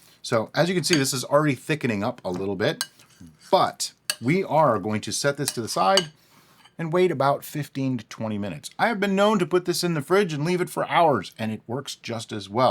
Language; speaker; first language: English; native; English